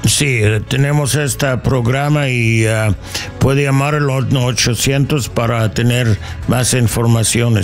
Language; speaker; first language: Spanish; non-native, learner; English